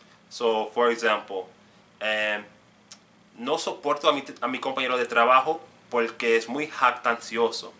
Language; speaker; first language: Spanish; non-native, fluent; English